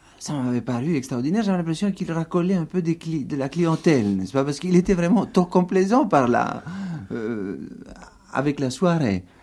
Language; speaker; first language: French; non-native, fluent; Greek